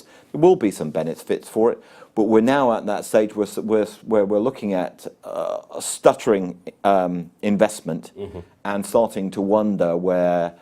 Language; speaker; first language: English; native; English